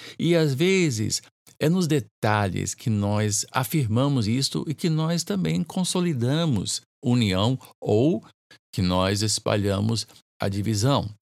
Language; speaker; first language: Portuguese; non-native, fluent; English